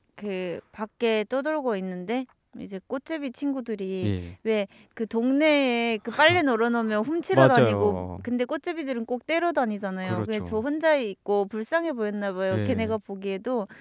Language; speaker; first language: Korean; native; Korean